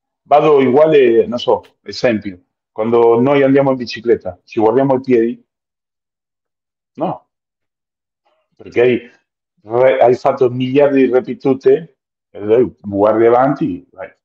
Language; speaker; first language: Italian; non-native, fluent; Spanish